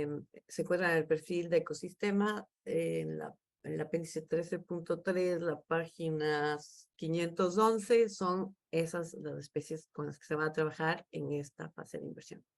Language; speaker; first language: Spanish; native; Spanish